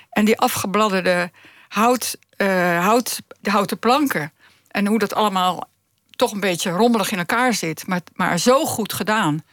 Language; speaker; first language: Dutch; native; Dutch